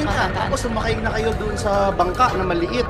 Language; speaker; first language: Filipino; native; Filipino